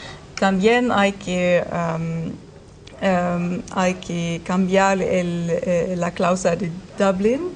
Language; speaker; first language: Spanish; non-native, fluent; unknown